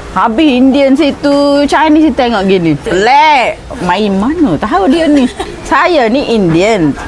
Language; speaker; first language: Malay; native; Malay